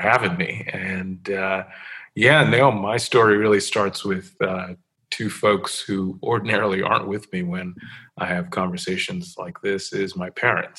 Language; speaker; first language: English; native; English